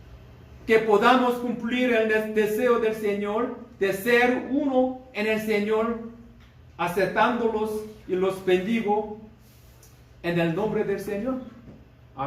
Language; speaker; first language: Spanish; non-native, learner; Korean